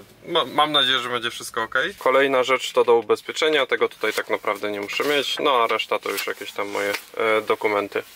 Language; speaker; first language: Polish; native; Polish